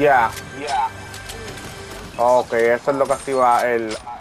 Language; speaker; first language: Spanish; early bilingual, other home language; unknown